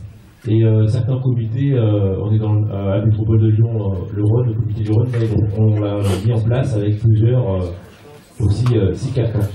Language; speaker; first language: French; native; French